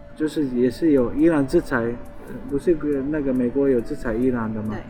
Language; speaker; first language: Chinese; non-native, fluent; Arabic